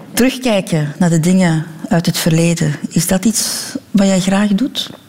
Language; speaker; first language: Dutch; native; Dutch